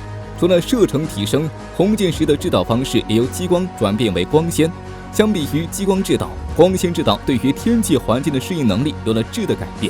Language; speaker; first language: Chinese; native; Chinese